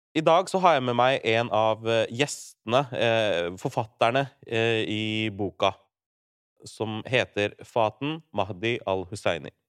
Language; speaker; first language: Norwegian; early bilingual, other home language; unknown